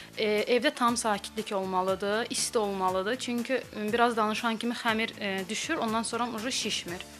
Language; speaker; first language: Azerbaijani; non-native, local second language; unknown